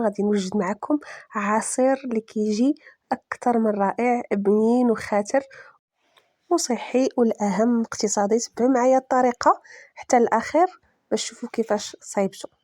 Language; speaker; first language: Arabic; native; Arabic